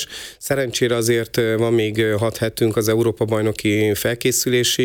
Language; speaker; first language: Hungarian; native; Hungarian